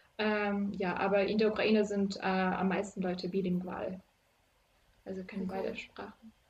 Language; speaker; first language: German; non-native, fluent; Ukrainian